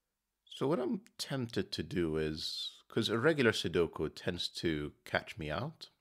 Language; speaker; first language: English; native; English